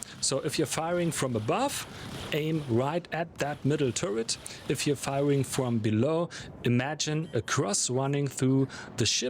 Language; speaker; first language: English; non-native, fluent; German